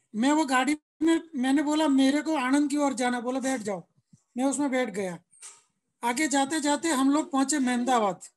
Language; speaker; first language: Hindi; non-native, local second language; Gujarati